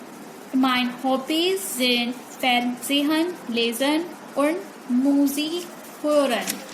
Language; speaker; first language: German; non-native, learner; Hindi